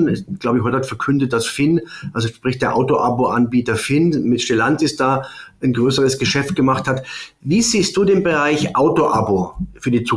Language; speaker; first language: German; native; German